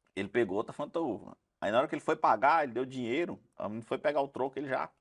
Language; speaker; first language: Portuguese; native; Portuguese